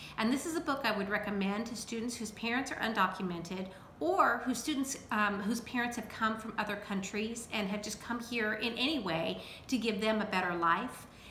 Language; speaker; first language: English; native; English